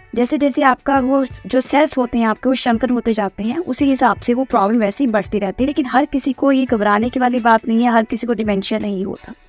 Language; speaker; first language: Hindi; native; Hindi